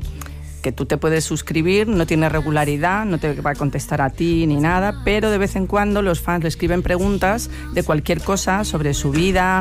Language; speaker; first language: Spanish; native; Spanish